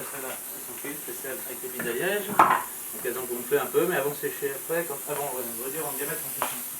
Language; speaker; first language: French; native; French